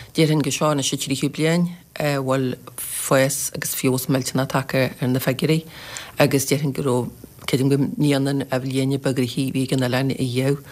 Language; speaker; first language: Irish; native; Irish